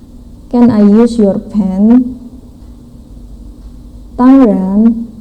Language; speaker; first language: English; non-native, fluent; Indonesian